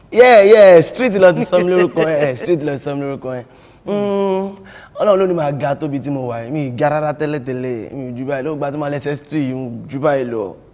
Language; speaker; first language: Yoruba; native; Yoruba